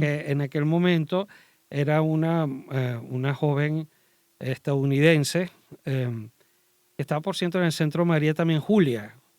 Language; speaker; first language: Spanish; native; Spanish